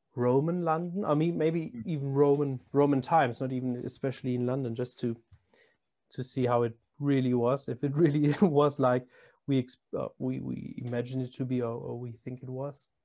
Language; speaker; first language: English; non-native, fluent; German